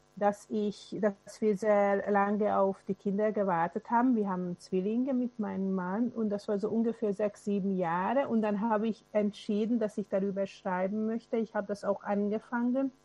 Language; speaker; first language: German; non-native, fluent; Hungarian